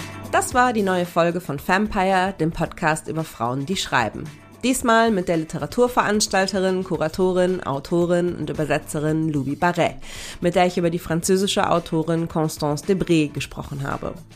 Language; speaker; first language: German; native; German